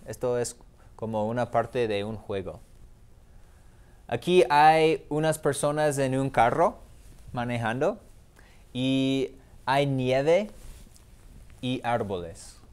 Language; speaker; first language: Spanish; non-native, fluent; English